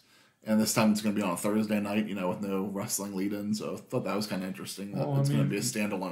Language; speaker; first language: English; native; English